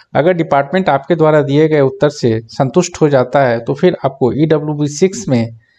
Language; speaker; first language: Hindi; native; Hindi